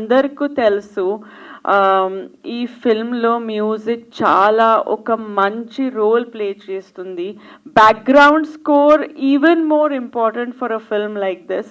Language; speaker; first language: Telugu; non-native, fluent; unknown